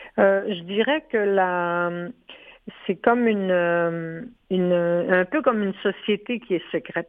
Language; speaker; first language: French; non-native, local second language; Innu-aimun